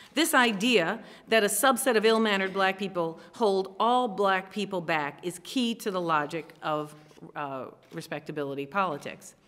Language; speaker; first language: English; native; English